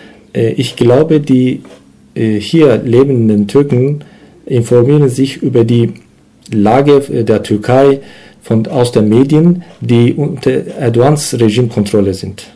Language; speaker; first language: German; non-native, learner; Turkish